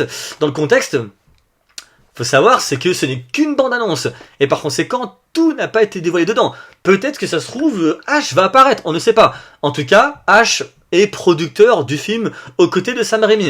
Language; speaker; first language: French; native; French